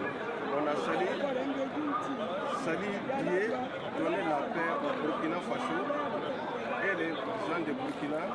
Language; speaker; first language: French; non-native, local second language; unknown